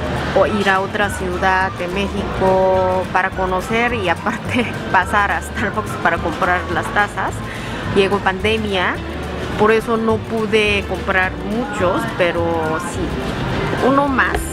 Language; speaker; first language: Spanish; non-native, learner; Korean